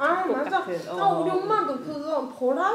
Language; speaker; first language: Korean; non-native, learner; Chinese